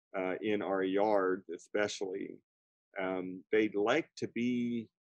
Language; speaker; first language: English; native; English